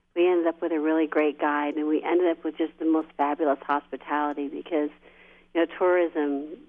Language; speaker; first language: English; native; English